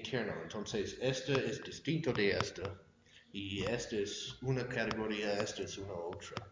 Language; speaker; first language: Spanish; non-native, fluent; English